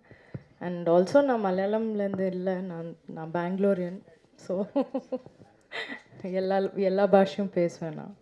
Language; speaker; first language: Tamil; non-native, local second language; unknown